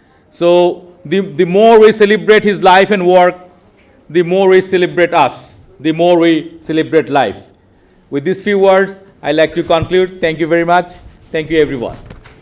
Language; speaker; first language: English; non-native, local second language; Bangla